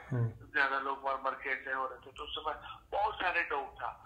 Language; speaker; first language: Hindi; non-native, local second language; Urdu